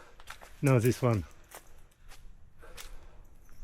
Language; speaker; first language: English; non-native, learner; French